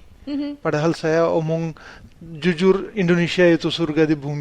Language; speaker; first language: Indonesian; non-native, fluent; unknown